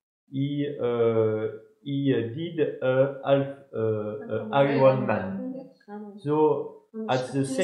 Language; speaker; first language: English; non-native, learner; French